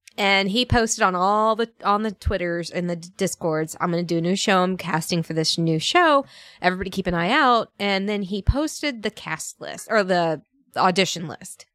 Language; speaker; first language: English; native; English